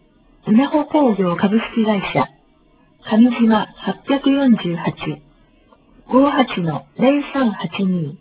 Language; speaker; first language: Japanese; native; Japanese